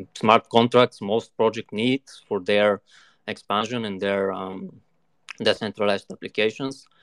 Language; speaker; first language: English; non-native, fluent; Bulgarian